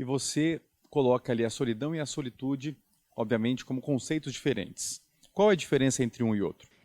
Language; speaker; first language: Portuguese; native; Portuguese